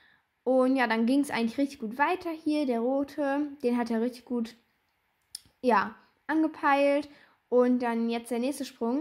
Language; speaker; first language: German; native; German